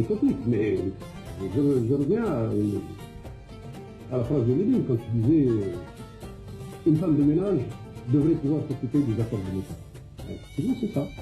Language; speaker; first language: French; non-native, local second language; Kabyle